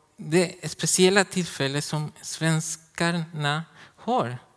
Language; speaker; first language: Swedish; non-native, learner; Spanish